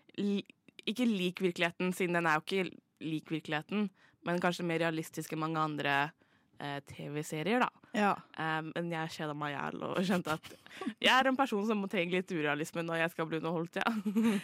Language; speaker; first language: Norwegian; native; Norwegian